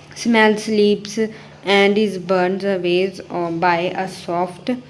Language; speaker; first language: English; non-native, local second language; Punjabi